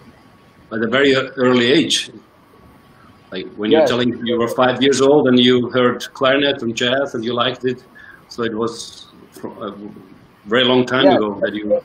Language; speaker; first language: English; non-native, fluent; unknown